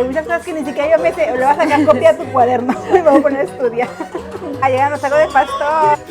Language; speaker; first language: Spanish; native; Spanish